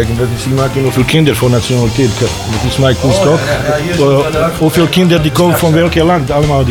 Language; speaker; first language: Dutch; non-native, learner; Bosnian